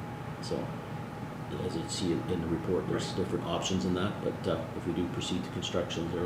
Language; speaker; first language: English; native; English